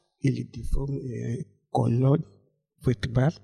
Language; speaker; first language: French; non-native, learner; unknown